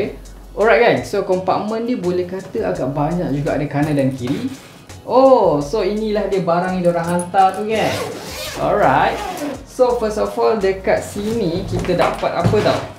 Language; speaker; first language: Malay; native; Malay